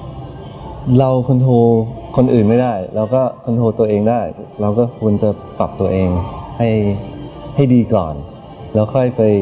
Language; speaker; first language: Thai; early bilingual, heritage; English